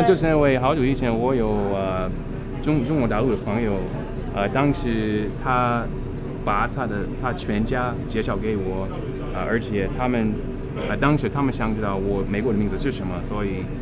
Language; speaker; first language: Chinese; non-native, fluent; English